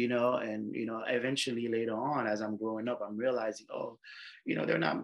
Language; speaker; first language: English; non-native, fluent; French